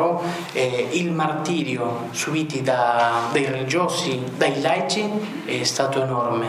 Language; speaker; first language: Italian; non-native, fluent; Spanish